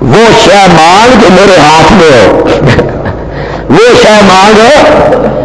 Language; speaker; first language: Urdu; non-native, local second language; Punjabi